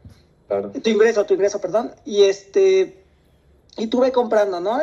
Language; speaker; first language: Spanish; native; Spanish